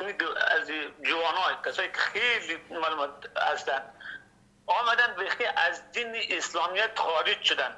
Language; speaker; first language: Persian; native; Persian